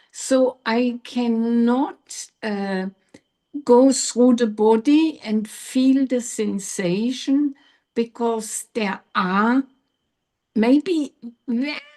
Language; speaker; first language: English; non-native, learner; German